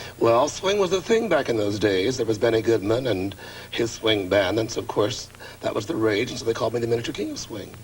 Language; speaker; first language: English; native; English